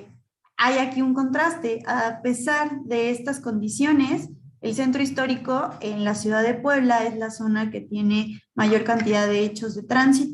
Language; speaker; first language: Spanish; native; Spanish